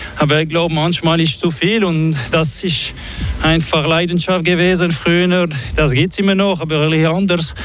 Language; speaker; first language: German; non-native, learner; French